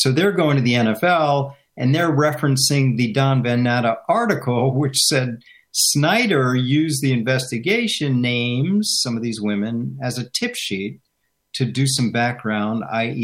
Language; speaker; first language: English; native; English